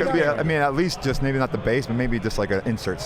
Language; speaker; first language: English; native; English